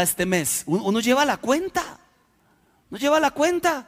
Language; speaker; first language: Spanish; native; Spanish